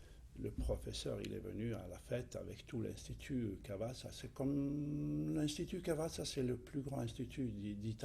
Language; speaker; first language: French; non-native, fluent; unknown